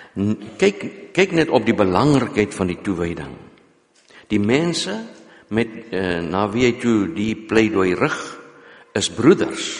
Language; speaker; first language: Afrikaans; non-native, local second language; English